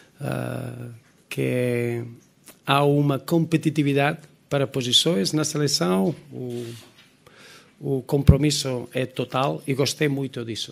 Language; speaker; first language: Portuguese; non-native, fluent; Spanish